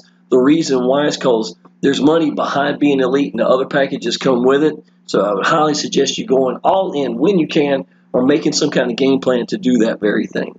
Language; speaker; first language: English; native; English